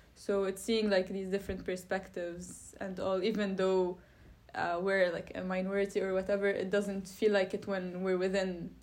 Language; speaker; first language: English; non-native, fluent; Arabic